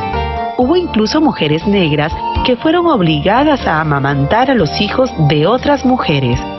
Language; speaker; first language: Spanish; native; Spanish